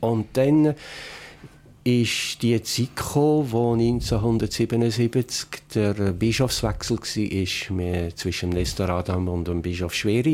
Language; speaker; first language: German; native; German